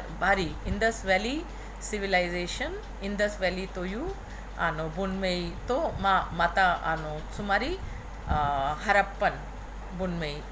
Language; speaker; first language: Japanese; non-native, fluent; Hindi